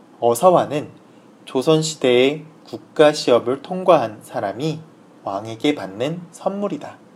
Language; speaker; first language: Korean; native; Korean